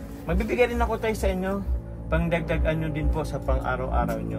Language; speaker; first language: Filipino; native; Filipino